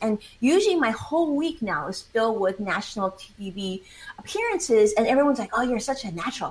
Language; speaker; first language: English; early bilingual, other home language; Chinese